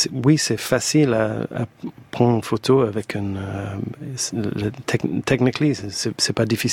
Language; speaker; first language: French; non-native, fluent; English